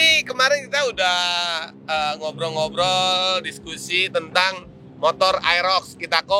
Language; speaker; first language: Indonesian; native; Indonesian